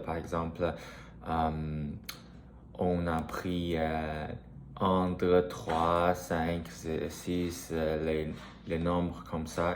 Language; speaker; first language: French; non-native, learner; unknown